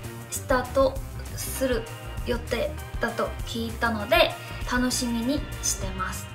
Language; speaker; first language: Japanese; non-native, fluent; Korean